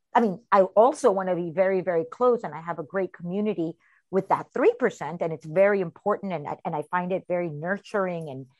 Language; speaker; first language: English; early bilingual, heritage; Spanish